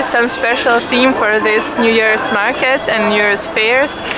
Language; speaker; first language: English; non-native, fluent; Russian